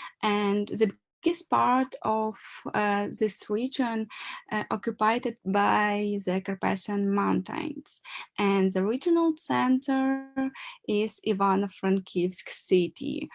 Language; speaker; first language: English; non-native, learner; Ukrainian